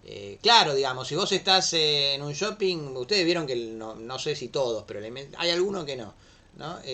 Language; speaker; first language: Spanish; native; Spanish